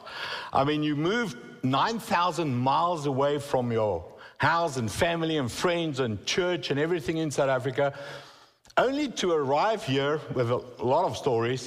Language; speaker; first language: English; non-native, local second language; Afrikaans